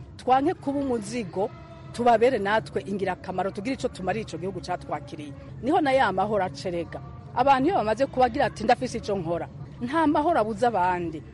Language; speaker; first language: Rundi; native; Rundi